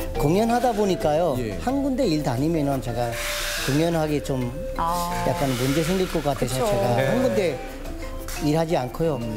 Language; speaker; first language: Korean; non-native, fluent; Bangla